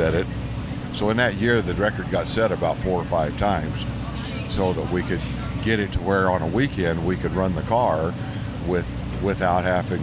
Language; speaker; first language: English; native; English